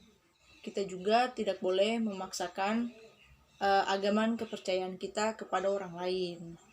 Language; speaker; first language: Indonesian; native; Indonesian